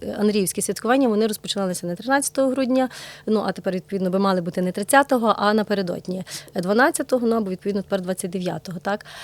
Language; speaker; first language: Ukrainian; native; Ukrainian